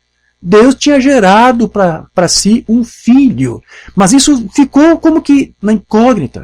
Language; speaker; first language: Portuguese; native; Portuguese